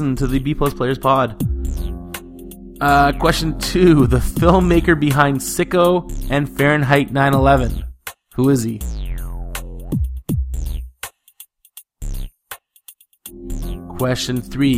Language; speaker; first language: English; native; English